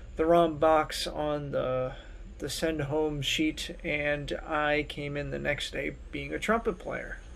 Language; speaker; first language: English; native; English